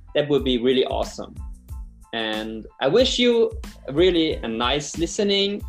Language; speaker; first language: English; non-native, fluent; German